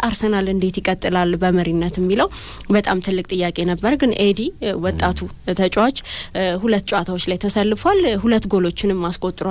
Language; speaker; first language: Amharic; native; Amharic